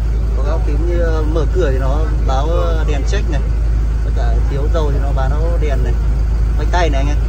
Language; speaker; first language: Vietnamese; native; Vietnamese